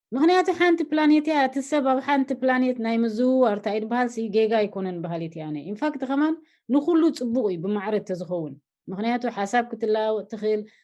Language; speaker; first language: Tigrinya; native; Tigrinya